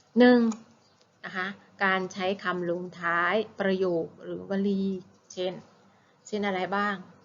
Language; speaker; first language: Thai; native; Thai